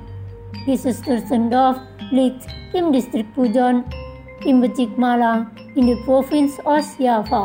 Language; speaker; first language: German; non-native, learner; Indonesian